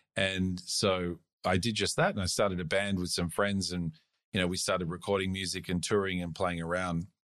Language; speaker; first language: English; native; English